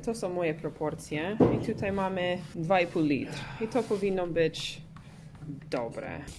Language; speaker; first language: Polish; non-native, learner; English